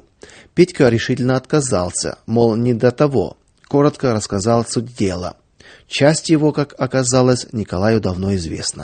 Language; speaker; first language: Russian; native; Russian